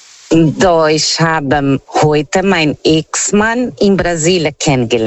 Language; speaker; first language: German; non-native, learner; Portuguese